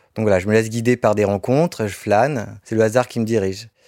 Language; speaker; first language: French; native; French